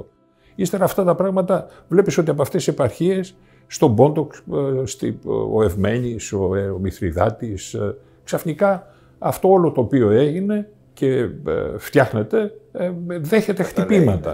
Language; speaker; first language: Greek; native; Greek